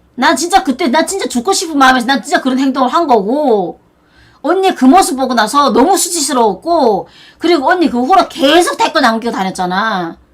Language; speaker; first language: Korean; native; Korean